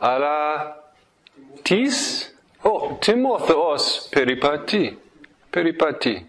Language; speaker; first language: Greek; non-native, fluent; English